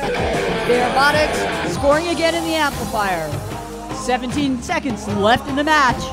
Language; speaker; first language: English; native; English